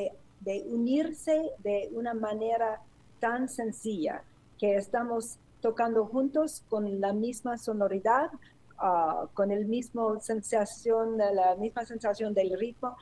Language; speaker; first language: Spanish; non-native, fluent; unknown